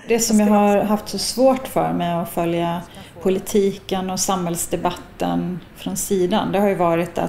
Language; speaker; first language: Swedish; native; Swedish